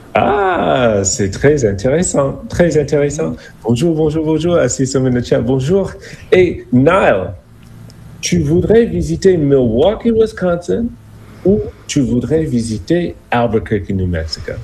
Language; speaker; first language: French; non-native, fluent; English